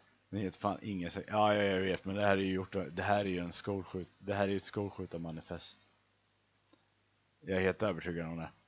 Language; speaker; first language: Swedish; native; Swedish